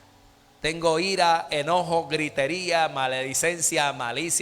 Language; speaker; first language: Spanish; native; Spanish